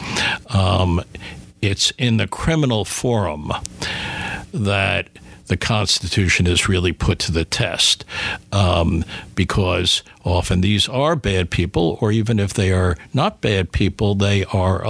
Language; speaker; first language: English; native; English